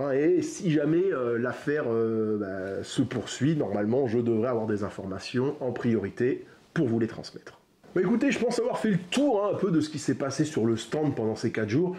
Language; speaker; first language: French; native; French